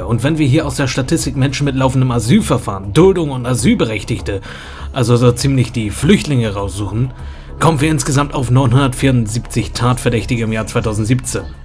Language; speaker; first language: German; native; German